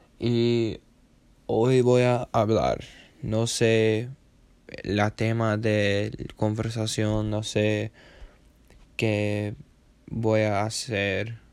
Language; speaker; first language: Spanish; non-native, learner; English